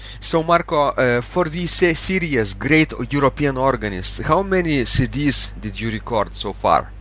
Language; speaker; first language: English; non-native, fluent; Lithuanian